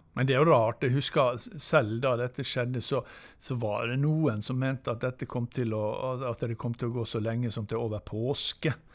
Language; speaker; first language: Norwegian; native; Norwegian